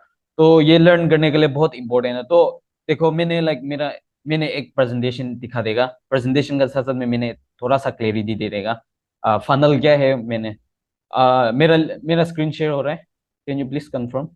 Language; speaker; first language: Hindi; non-native, local second language; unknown